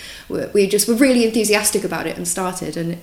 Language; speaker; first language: English; native; English